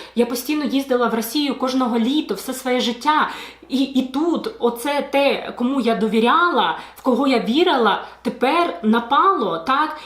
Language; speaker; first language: Ukrainian; non-native, local second language; Russian